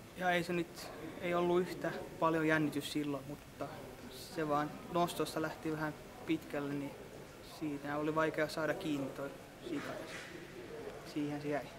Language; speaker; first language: Finnish; non-native, local second language; Swedish